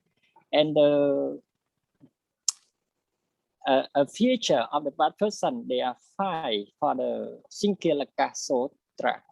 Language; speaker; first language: English; non-native, learner; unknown